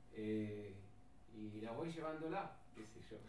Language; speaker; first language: Spanish; non-native, learner; Arabic